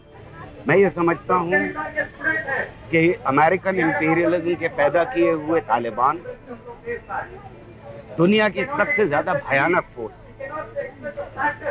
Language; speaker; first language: Hindi; native; Hindi